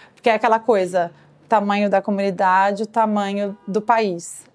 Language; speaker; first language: Portuguese; native; Portuguese